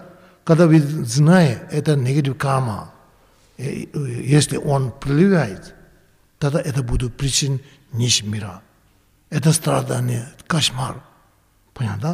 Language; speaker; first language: Russian; non-native, learner; Tibetan